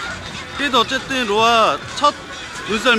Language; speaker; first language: Korean; native; Korean